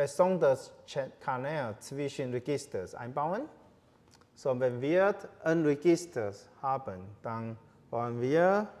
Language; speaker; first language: German; non-native, learner; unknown